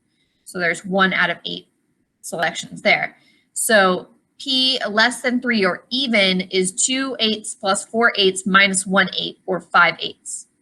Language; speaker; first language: English; native; English